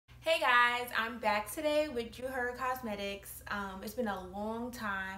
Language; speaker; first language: English; native; English